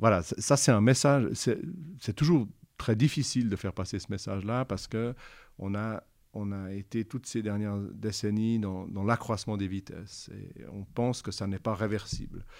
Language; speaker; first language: French; native; French